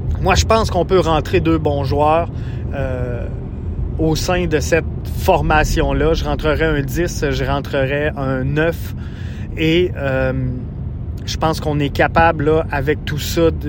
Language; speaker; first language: French; native; French